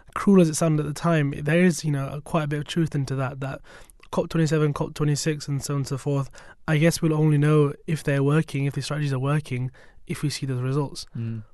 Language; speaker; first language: English; native; English